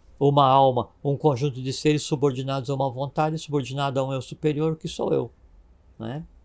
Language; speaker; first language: Portuguese; native; Portuguese